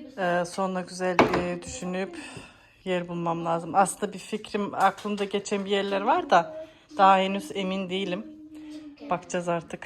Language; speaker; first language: Turkish; early bilingual, heritage; Turkish